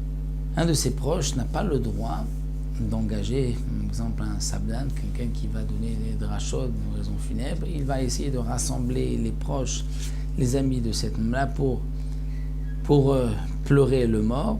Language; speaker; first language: French; native; French